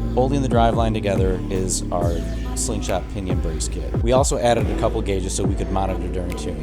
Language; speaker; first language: English; native; English